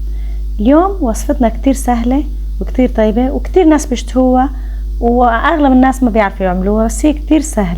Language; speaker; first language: Arabic; native; Arabic